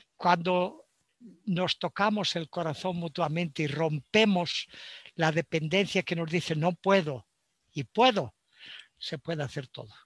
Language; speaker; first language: Spanish; native; Spanish